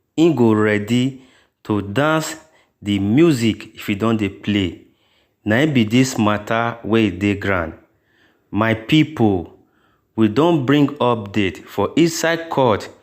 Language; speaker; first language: Nigerian Pidgin; native; Nigerian Pidgin